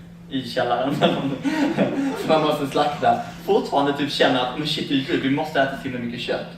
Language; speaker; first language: Swedish; native; Swedish